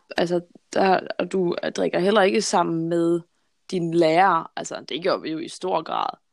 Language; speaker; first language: Danish; native; Danish